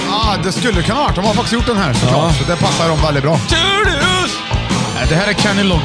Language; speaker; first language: Swedish; native; Swedish